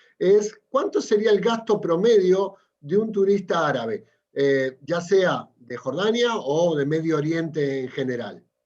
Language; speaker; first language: Spanish; native; Spanish